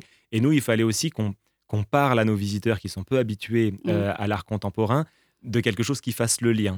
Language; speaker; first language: French; native; French